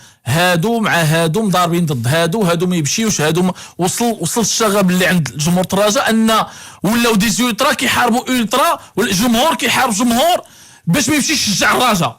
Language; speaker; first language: Arabic; native; Arabic